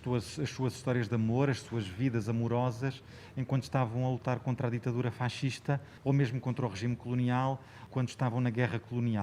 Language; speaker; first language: Portuguese; native; Portuguese